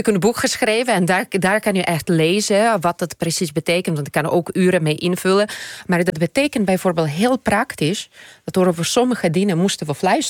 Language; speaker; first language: Dutch; non-native, fluent; Ukrainian